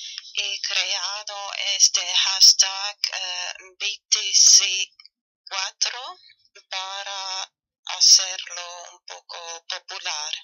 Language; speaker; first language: Spanish; non-native, learner; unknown